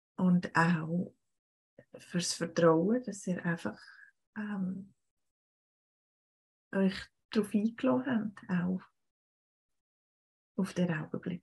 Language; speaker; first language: German; native; German